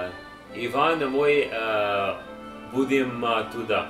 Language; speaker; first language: Russian; non-native, learner; English